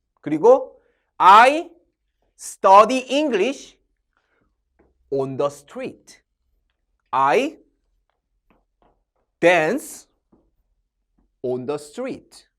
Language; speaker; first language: English; non-native, fluent; Korean